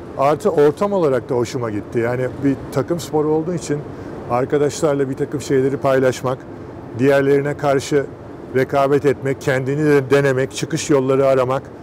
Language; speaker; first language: Turkish; native; Turkish